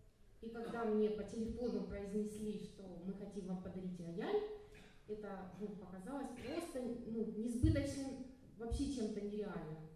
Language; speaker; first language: Russian; native; Russian